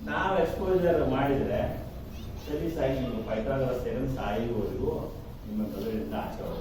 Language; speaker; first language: Kannada; native; Kannada